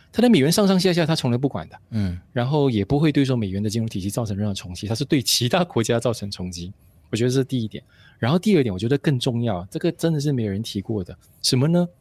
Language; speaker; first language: Chinese; native; Chinese